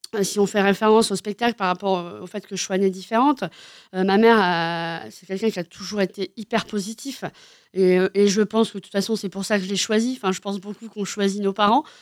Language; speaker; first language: French; native; French